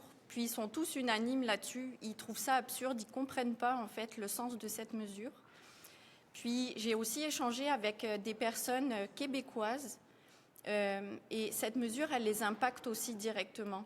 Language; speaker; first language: French; native; French